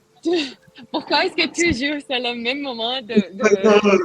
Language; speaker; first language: French; non-native, learner; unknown